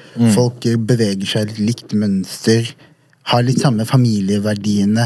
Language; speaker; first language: Norwegian; early bilingual, other home language; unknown